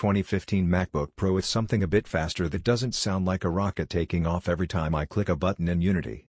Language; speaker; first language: English; native; English